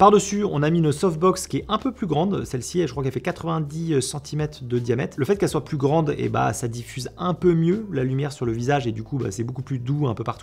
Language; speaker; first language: French; native; French